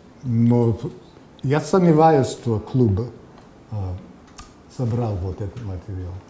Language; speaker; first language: Russian; non-native, fluent; English